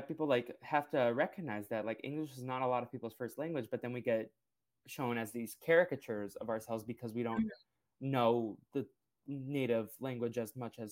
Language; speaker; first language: English; early bilingual, other home language; Portuguese